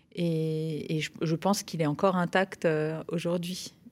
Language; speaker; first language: French; native; French